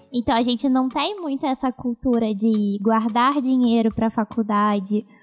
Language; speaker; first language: Portuguese; native; Portuguese